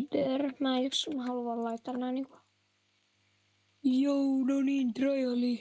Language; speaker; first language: Finnish; native; Finnish